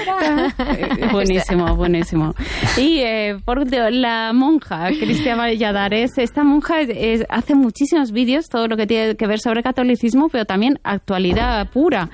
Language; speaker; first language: Spanish; native; Spanish